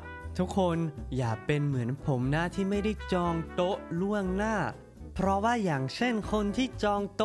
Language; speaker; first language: Thai; non-native, fluent; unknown